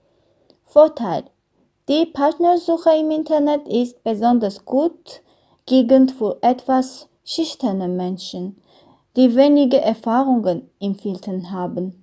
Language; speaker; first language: German; non-native, learner; Armenian